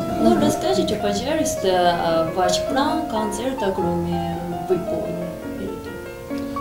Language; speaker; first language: Russian; non-native, learner; Japanese